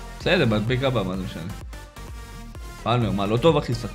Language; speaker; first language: Hebrew; native; Hebrew